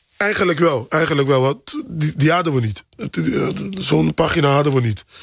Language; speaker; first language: Dutch; non-native, local second language; Papiamento